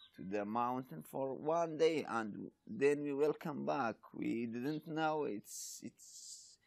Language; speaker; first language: English; non-native, learner; Arabic